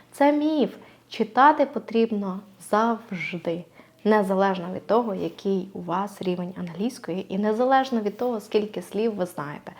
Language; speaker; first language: Ukrainian; native; Ukrainian